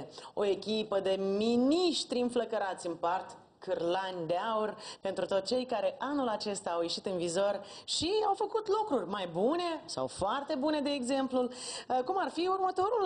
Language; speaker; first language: Romanian; native; Romanian